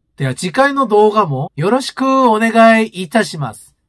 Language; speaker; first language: Japanese; non-native, fluent; Korean